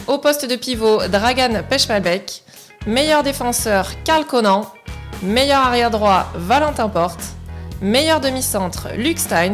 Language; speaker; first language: French; native; French